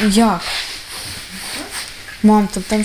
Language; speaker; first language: Swedish; non-native, learner; Russian